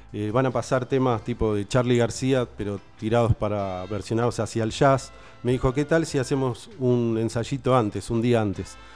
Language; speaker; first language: Spanish; native; Spanish